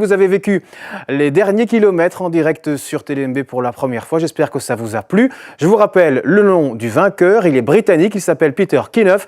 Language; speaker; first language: French; native; French